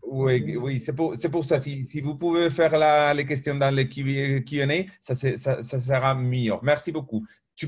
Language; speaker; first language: French; non-native, learner; Spanish